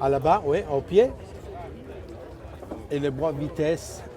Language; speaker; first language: French; non-native, learner; Italian